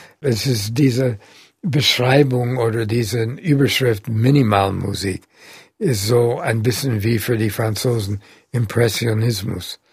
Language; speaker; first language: German; non-native, fluent; English